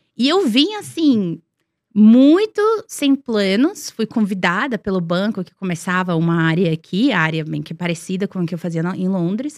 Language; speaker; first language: Portuguese; non-native, fluent; Serbian